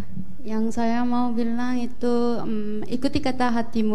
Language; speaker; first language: Indonesian; non-native, fluent; Korean